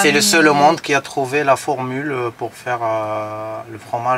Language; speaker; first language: French; non-native, local second language; Arabic